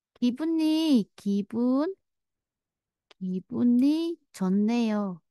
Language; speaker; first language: Korean; non-native, fluent; Vietnamese